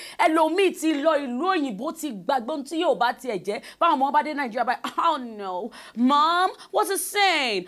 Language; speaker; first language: Yoruba; native; Yoruba